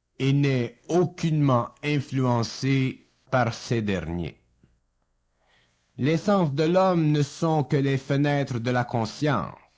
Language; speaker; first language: French; native; French